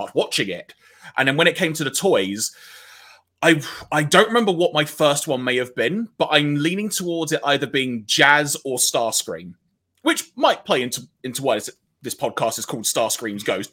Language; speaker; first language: English; native; English